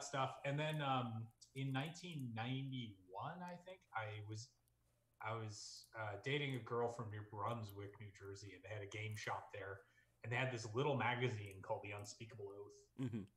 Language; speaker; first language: English; native; English